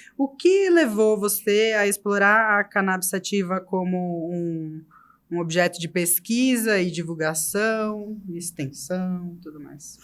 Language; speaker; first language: Portuguese; native; Portuguese